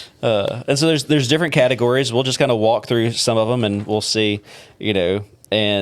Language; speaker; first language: English; native; English